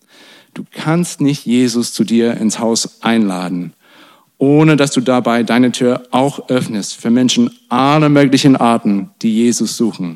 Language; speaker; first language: German; non-native, fluent; English